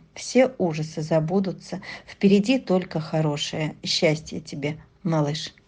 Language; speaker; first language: Russian; native; Russian